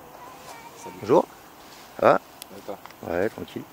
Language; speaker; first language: French; native; French